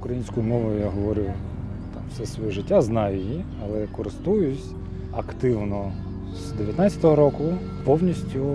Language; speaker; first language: Ukrainian; non-native, local second language; Crimean Tatar